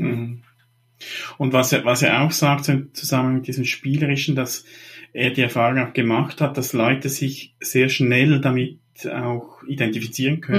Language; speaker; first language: German; native; German